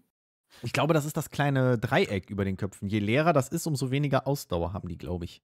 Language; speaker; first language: German; native; German